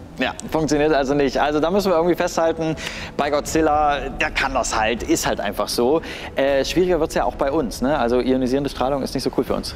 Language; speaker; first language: German; native; German